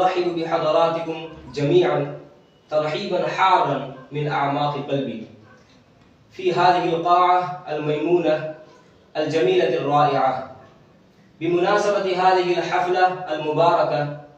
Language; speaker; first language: Arabic; non-native, fluent; Urdu